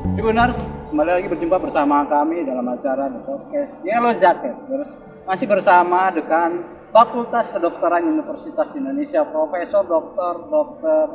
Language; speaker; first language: Indonesian; native; Indonesian